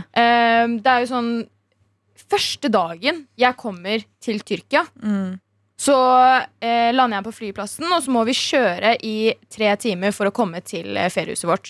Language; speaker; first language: Norwegian; early bilingual, other home language; Turkish